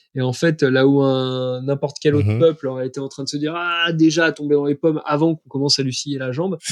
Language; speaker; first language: French; native; French